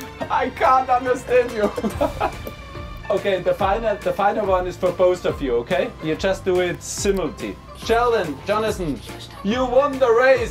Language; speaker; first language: English; non-native, fluent; German